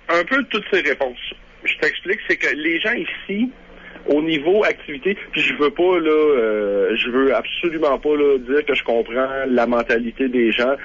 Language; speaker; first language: French; native; French